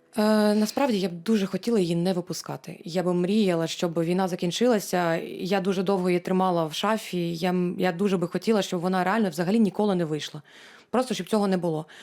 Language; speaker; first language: Ukrainian; non-native, local second language; Russian